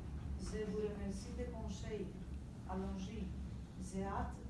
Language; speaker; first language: French; non-native, learner; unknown